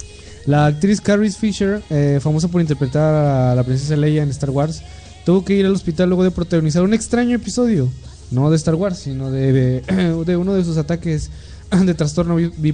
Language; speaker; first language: Spanish; native; Spanish